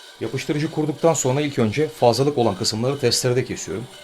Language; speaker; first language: Turkish; native; Turkish